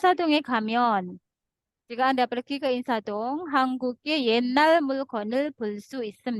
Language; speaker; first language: Korean; non-native, fluent; Indonesian